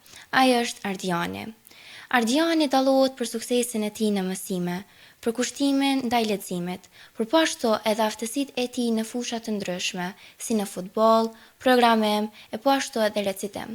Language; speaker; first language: Albanian; native; Albanian